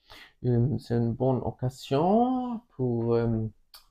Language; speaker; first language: French; non-native, learner; Swedish